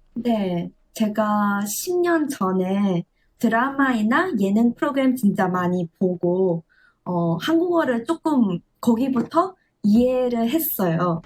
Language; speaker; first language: Korean; non-native, learner; English